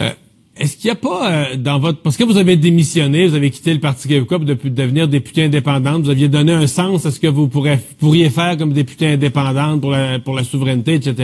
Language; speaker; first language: French; native; French